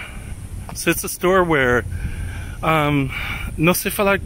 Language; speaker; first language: Portuguese; non-native, learner; English